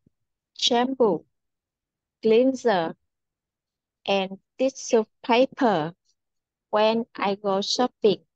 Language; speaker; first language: English; non-native, learner; Vietnamese